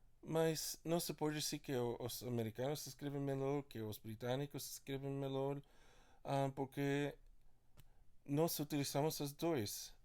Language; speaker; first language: Portuguese; non-native, learner; English